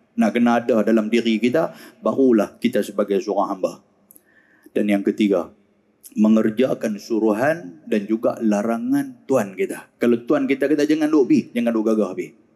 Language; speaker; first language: Malay; native; Malay